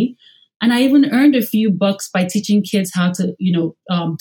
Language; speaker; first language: English; non-native, local second language; Yoruba